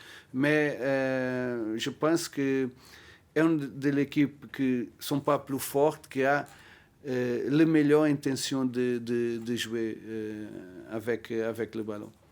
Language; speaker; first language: French; non-native, learner; Portuguese